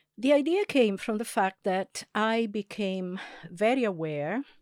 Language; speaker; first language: English; non-native, fluent; Italian